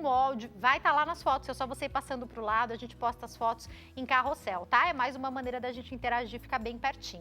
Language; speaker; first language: Portuguese; native; Portuguese